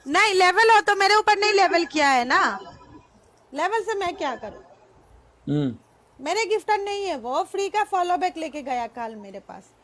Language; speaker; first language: Hindi; non-native, local second language; Bangla